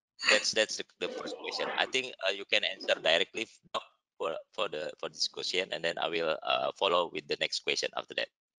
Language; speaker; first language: English; non-native, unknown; Indonesian